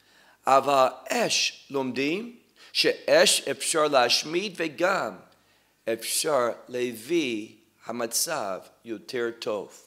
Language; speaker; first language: Hebrew; non-native, fluent; English